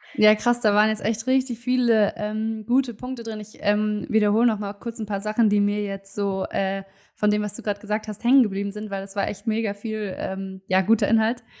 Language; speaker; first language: German; native; German